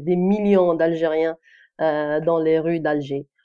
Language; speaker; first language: French; non-native, local second language; Kabyle